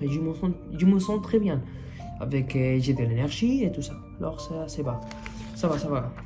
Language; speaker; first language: French; non-native, learner; Spanish